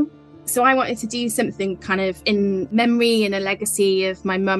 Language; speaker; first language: English; native; English